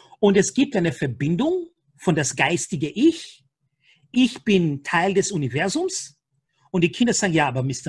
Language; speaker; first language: German; non-native, fluent; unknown